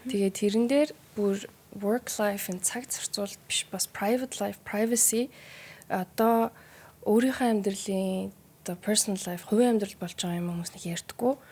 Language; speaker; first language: Mongolian; early bilingual, heritage; Mongolian